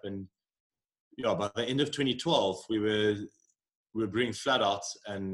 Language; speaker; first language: English; native; English